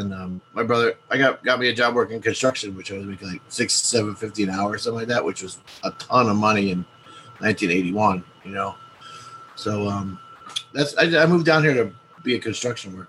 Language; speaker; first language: English; native; English